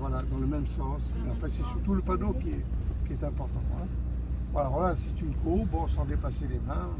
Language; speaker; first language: French; native; French